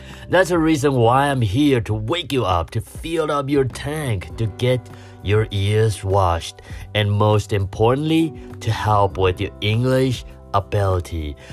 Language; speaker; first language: English; non-native, fluent; Chinese